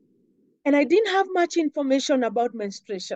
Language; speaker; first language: English; non-native, local second language; Kikuyu